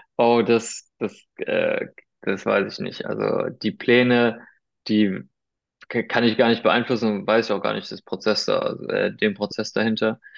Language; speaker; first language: German; early bilingual, other home language; Spanish